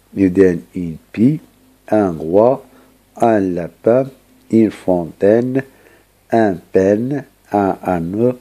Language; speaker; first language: French; non-native, local second language; Arabic